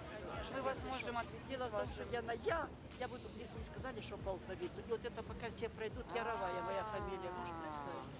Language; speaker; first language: Russian; native; Russian